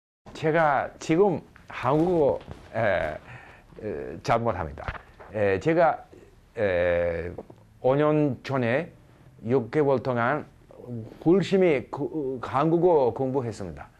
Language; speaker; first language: Korean; non-native, learner; English